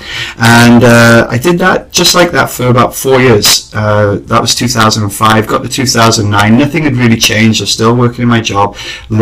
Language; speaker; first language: English; native; English